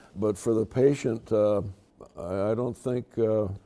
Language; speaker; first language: English; native; English